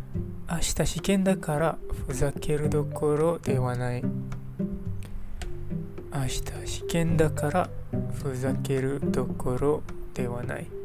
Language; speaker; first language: Japanese; non-native, learner; English